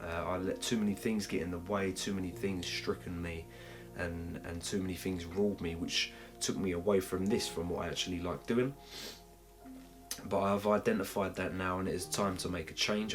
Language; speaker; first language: English; native; English